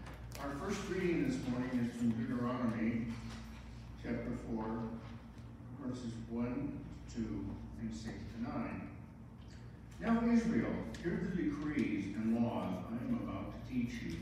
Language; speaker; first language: English; native; English